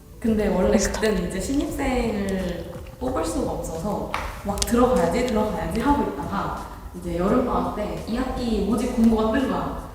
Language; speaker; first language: Korean; native; Korean